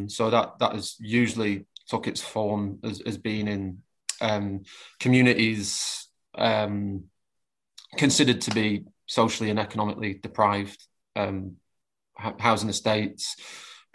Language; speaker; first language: English; native; English